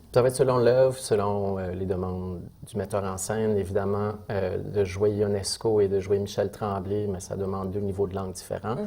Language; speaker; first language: French; native; French